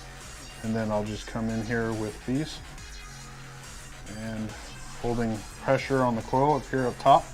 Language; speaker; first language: English; native; English